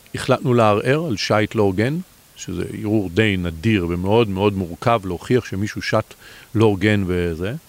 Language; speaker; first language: Hebrew; native; Hebrew